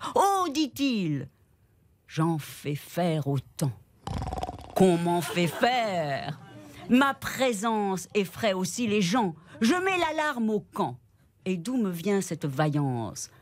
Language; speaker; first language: French; non-native, fluent; Spanish